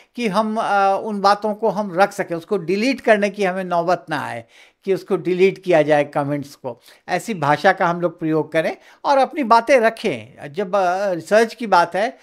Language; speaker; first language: Hindi; native; Hindi